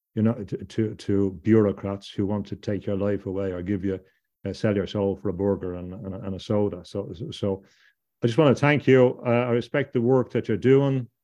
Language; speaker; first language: English; native; English